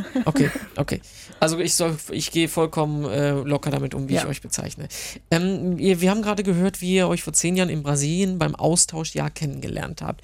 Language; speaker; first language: German; native; German